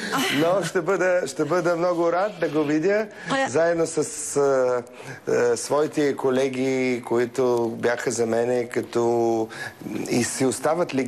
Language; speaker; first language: Bulgarian; early bilingual, heritage; Russian